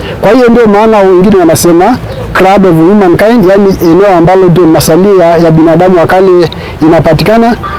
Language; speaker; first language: Swahili; non-native, local second language; Masai